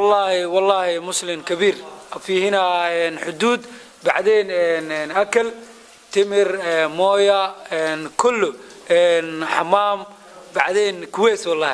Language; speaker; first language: Arabic; non-native, learner; Somali